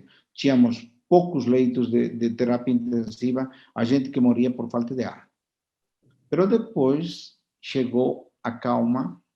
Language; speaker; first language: Portuguese; non-native, fluent; Spanish